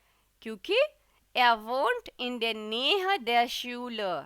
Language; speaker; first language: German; non-native, fluent; Hindi